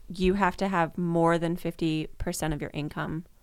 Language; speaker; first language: English; native; English